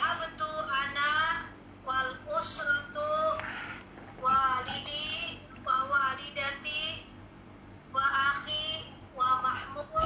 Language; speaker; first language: Arabic; non-native, learner; Indonesian